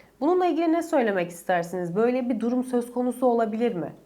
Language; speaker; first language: Turkish; native; Turkish